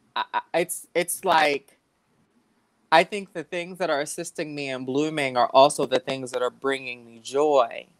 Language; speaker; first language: English; native; English